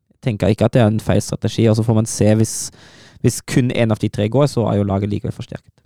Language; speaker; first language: Norwegian; non-native, fluent; German